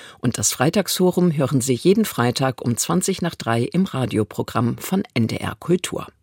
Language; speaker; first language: German; native; German